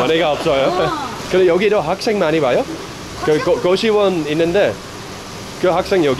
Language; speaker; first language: Korean; non-native, learner; Dutch